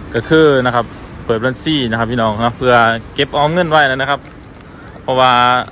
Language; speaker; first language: Thai; native; Thai